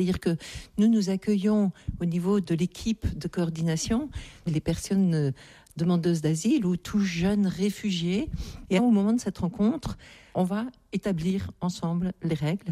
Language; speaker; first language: French; native; French